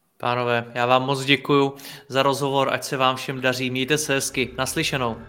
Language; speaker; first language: Czech; native; Czech